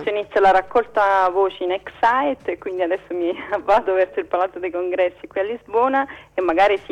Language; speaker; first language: Italian; native; Italian